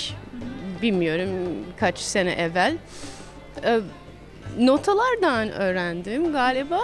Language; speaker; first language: Turkish; non-native, fluent; English